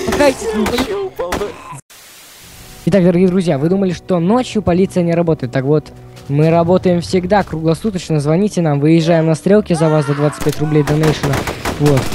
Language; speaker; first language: Russian; native; Russian